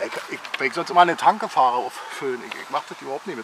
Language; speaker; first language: German; native; German